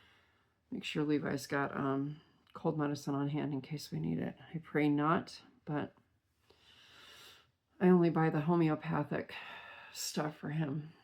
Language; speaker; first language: English; native; English